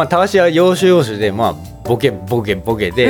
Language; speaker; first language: Japanese; native; Japanese